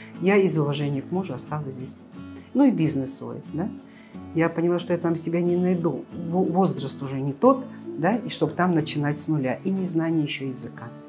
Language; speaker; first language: Russian; native; Russian